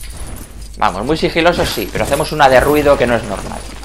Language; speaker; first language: Spanish; native; Spanish